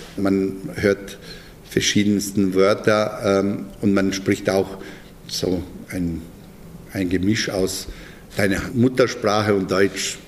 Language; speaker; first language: German; non-native, fluent; Bosnian